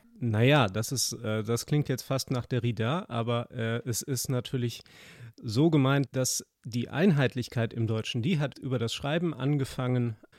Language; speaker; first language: German; native; German